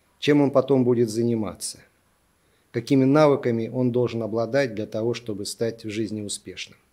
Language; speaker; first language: Russian; native; Russian